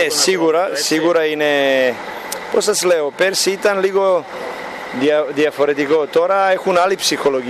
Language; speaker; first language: Greek; non-native, fluent; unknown